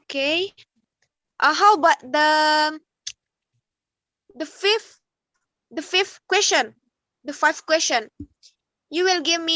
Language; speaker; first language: English; non-native, learner; Indonesian